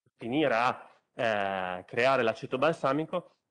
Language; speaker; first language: Italian; native; Italian